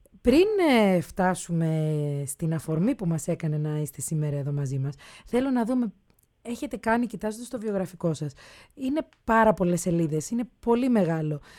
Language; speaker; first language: Greek; native; Greek